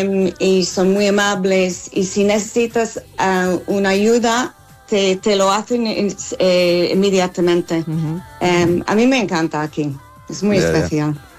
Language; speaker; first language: Spanish; non-native, fluent; English